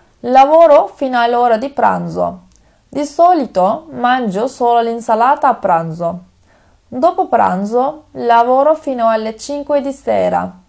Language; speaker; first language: Italian; non-native, fluent; Turkish